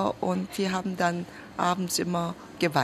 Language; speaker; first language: German; non-native, fluent; Korean